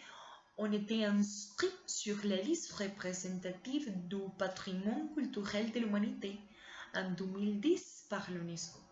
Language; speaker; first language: French; non-native, learner; Spanish